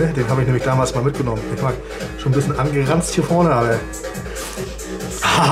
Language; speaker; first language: German; native; German